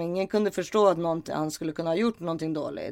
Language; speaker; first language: Swedish; native; Swedish